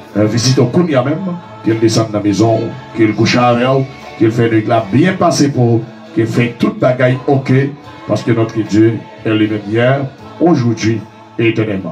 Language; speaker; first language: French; non-native, local second language; Haitian Creole